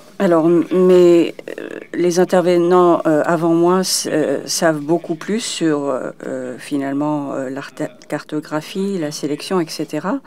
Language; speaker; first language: French; non-native, fluent; German